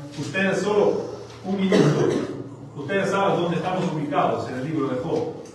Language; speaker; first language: Spanish; non-native, fluent; German